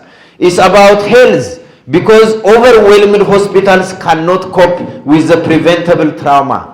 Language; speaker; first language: English; non-native, fluent; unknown